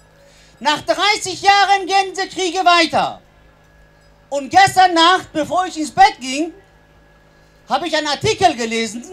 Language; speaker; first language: German; non-native, fluent; Persian